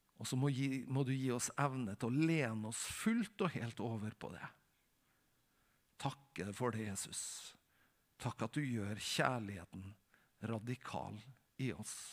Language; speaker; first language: Norwegian; native; Norwegian